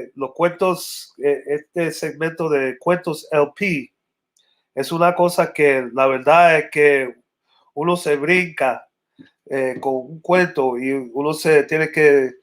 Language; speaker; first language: Spanish; early bilingual, other home language; English